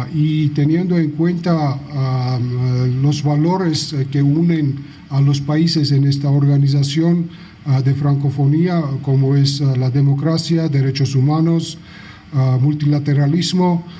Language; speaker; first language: Spanish; non-native, fluent; Georgian